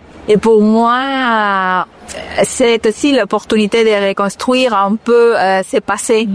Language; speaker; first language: French; non-native, fluent; Spanish